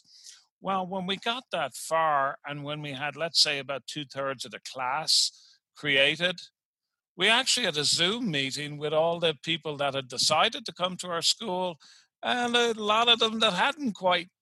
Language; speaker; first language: English; native; English